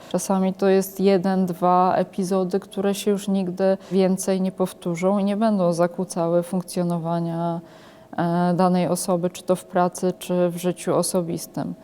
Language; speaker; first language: Polish; native; Polish